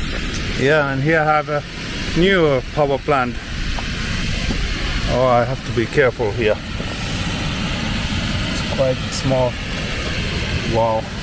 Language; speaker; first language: English; non-native, learner; Finnish